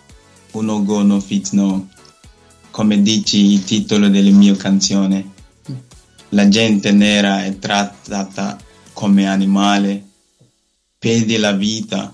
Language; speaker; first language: Italian; non-native, learner; Nigerian Pidgin